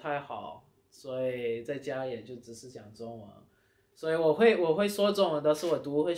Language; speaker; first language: Chinese; early bilingual, heritage; Chinese